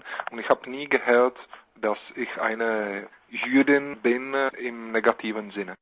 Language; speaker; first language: German; non-native, fluent; Czech